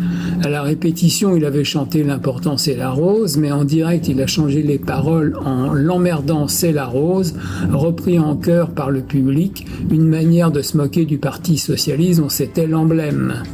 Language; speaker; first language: French; native; French